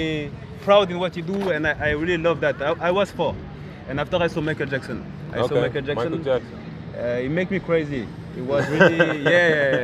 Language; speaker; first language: English; non-native, learner; French